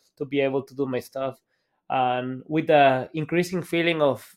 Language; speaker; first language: English; non-native, fluent; Spanish